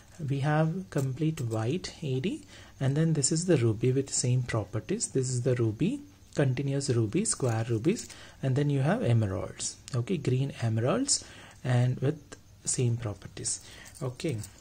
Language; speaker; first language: English; non-native, local second language; Telugu